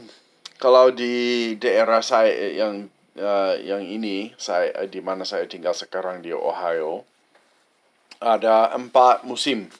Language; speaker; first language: Indonesian; non-native, fluent; English